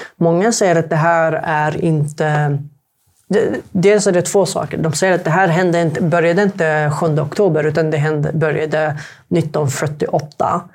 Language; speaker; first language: Swedish; non-native, fluent; Arabic